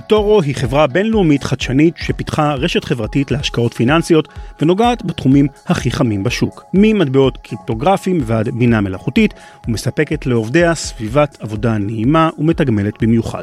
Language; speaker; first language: Hebrew; native; Hebrew